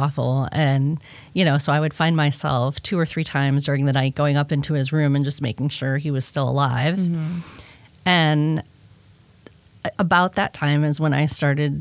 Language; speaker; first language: English; native; English